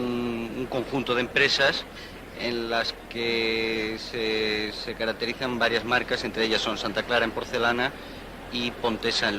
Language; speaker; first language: Spanish; native; Spanish